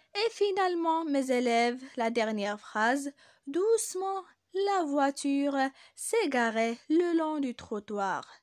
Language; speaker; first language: French; non-native, local second language; Arabic